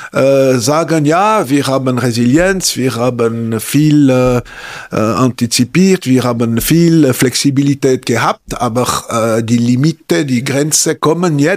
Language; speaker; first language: German; non-native, local second language; French